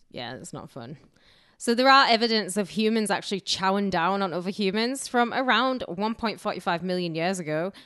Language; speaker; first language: English; native; English